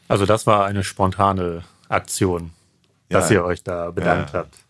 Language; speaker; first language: German; native; German